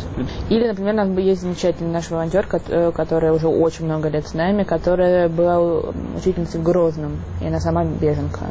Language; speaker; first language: Russian; native; Russian